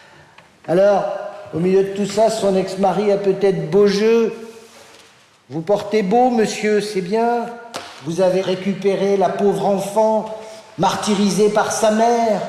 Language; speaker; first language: French; native; French